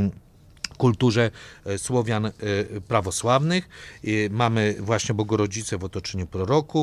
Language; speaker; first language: Polish; native; Polish